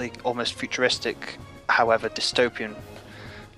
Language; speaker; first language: English; native; English